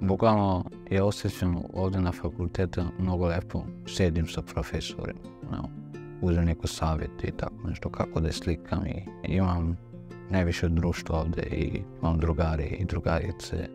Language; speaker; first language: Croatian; non-native, learner; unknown